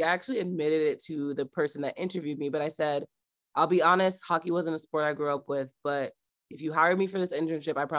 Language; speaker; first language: English; native; English